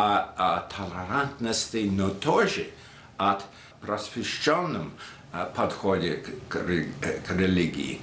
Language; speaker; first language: Russian; non-native, fluent; English